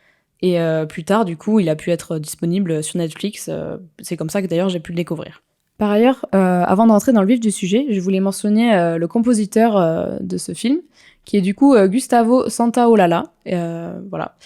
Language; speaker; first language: French; native; French